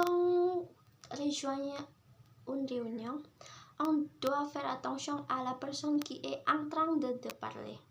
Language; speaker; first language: French; non-native, learner; Indonesian